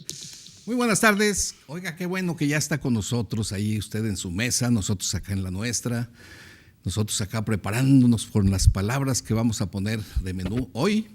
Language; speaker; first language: Spanish; native; Spanish